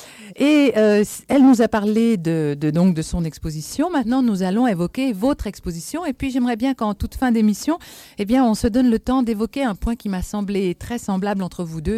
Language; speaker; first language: French; native; French